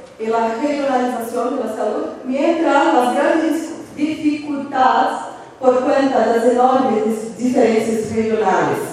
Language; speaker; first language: Spanish; non-native, learner; Portuguese